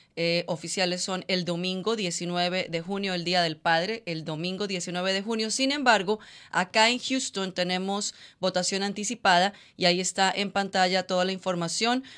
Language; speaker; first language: English; non-native, fluent; Spanish